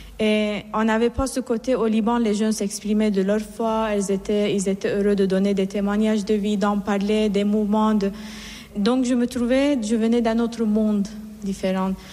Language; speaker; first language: French; non-native, fluent; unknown